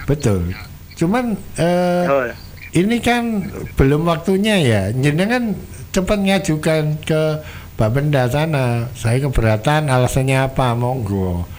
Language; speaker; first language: Indonesian; non-native, local second language; Javanese